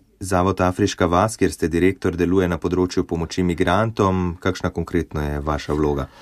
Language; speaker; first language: Slovenian; native; Slovenian